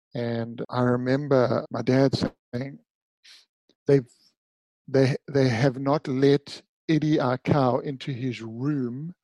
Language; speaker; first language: English; native; English